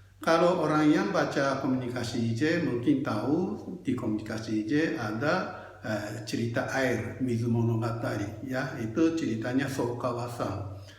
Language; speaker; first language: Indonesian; non-native, fluent; Japanese